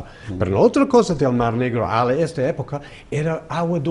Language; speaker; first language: Spanish; non-native, fluent; English